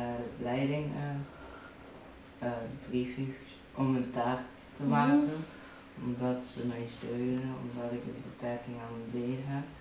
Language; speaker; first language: Dutch; early bilingual, other home language; Chinese